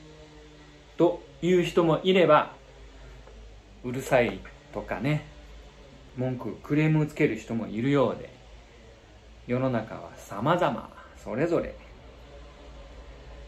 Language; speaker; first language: Japanese; non-native, fluent; Chinese